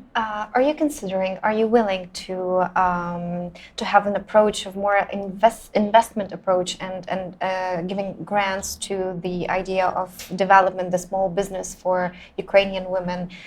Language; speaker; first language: English; non-native, fluent; Russian